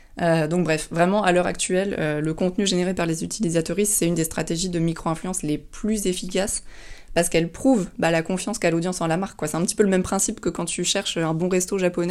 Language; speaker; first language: French; native; French